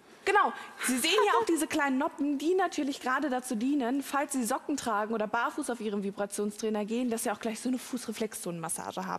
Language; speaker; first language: German; native; German